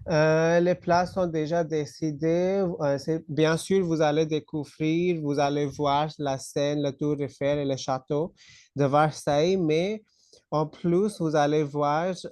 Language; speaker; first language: French; non-native, fluent; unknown